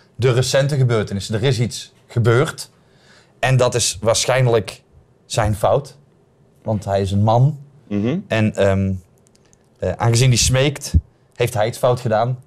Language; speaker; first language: Dutch; native; Dutch